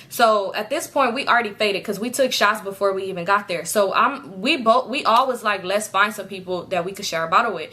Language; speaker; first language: English; native; English